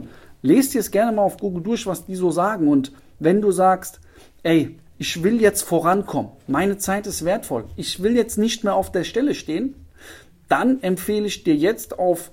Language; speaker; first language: German; native; German